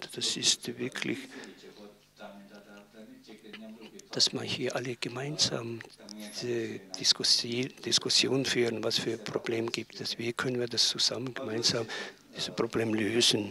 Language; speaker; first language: German; non-native, learner; Tibetan